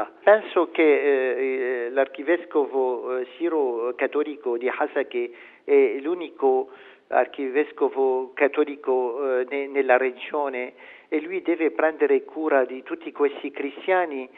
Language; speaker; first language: Italian; non-native, fluent; Arabic